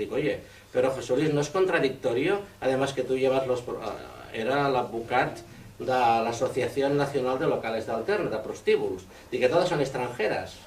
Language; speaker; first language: Spanish; non-native, local second language; Catalan